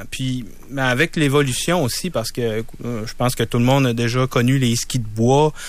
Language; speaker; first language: French; native; French